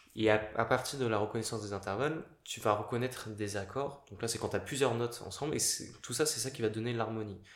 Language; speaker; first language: French; native; French